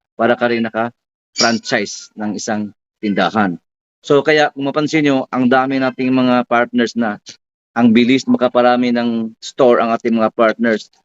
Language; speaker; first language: Filipino; native; Filipino